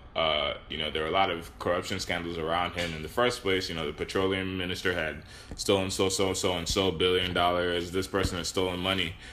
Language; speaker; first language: English; non-native, local second language; Yoruba